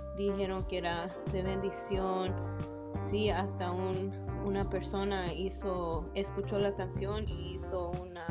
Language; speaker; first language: Spanish; early bilingual, heritage; English